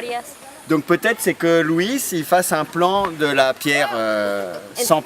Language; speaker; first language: French; native; French